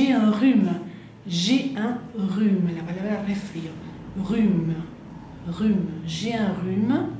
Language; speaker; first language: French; non-native, fluent; Spanish